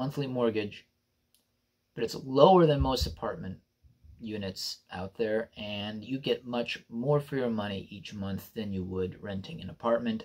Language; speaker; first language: English; native; English